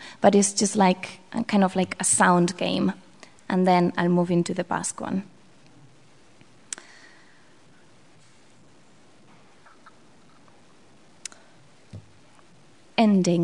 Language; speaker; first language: English; non-native, fluent; Spanish